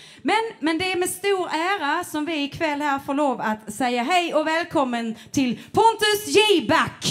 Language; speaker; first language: Swedish; native; Swedish